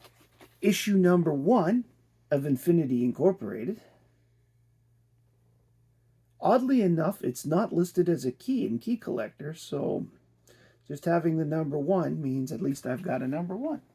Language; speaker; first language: English; native; English